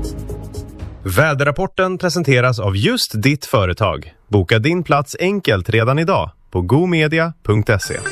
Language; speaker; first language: Swedish; native; Swedish